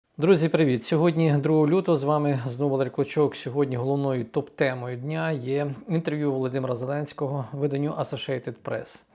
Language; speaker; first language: Ukrainian; native; Ukrainian